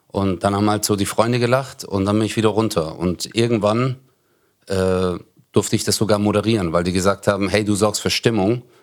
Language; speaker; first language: German; early bilingual, other home language; Turkish